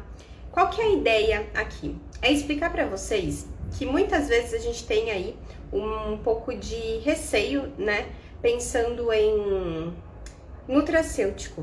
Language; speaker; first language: Portuguese; native; Portuguese